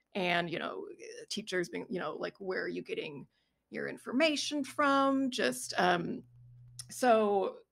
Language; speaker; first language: English; native; English